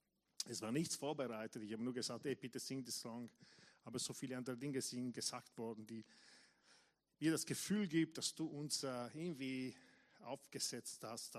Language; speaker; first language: German; non-native, fluent; English